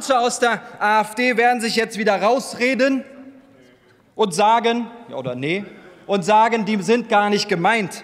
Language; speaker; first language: German; early bilingual, other home language; Turkish